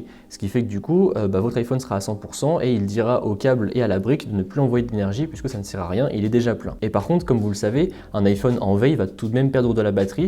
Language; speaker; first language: French; native; French